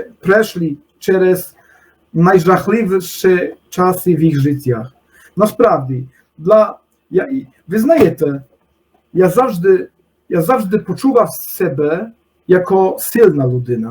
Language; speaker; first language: Polish; non-native, learner; Ukrainian